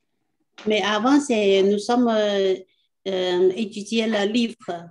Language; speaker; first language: French; non-native, learner; Chinese